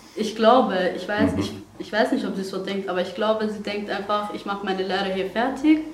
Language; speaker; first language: German; non-native, fluent; Persian